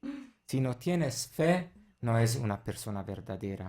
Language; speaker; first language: Spanish; non-native, fluent; Italian